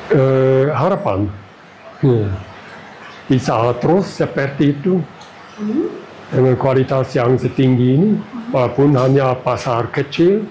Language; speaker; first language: Indonesian; non-native, learner; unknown